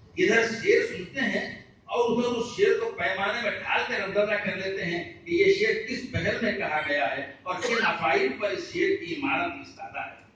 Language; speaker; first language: Urdu; native; Urdu